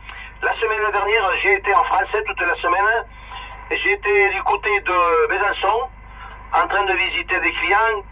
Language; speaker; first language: French; early bilingual, other home language; Spanish